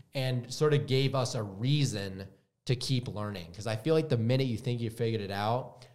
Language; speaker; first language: English; native; English